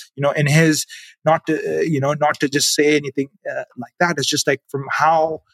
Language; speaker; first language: English; non-native, local second language; Urdu